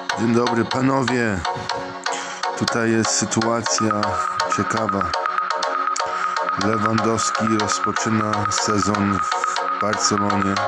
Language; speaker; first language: Polish; early bilingual, heritage; Polish